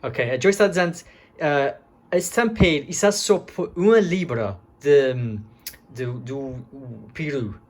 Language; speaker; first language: Portuguese; early bilingual, heritage; Portuguese